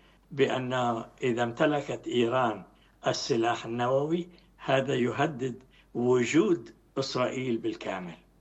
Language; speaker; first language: Arabic; native; Arabic